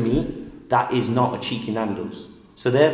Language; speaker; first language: English; native; English